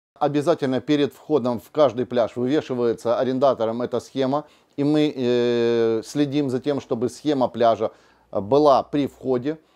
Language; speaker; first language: Russian; native; Russian